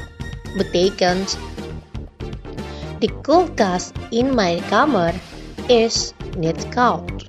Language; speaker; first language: Dutch; non-native, fluent; Indonesian